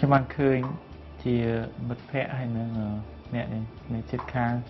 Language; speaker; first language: Khmer; native; Khmer